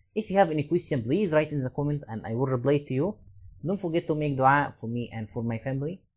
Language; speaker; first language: English; non-native, fluent; Arabic